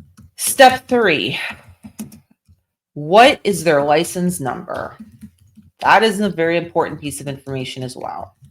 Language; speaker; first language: English; native; English